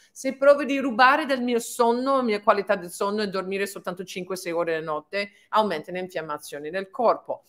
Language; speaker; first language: Italian; non-native, fluent; English